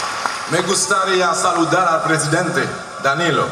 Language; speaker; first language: Spanish; non-native, learner; Haitian Creole